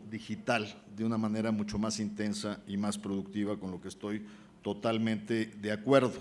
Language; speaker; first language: Spanish; native; Spanish